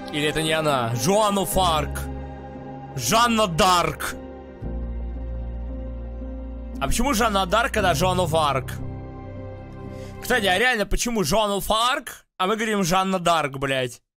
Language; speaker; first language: Russian; native; Russian